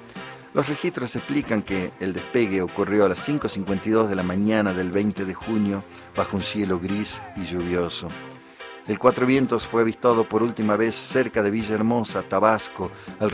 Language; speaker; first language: Spanish; native; Spanish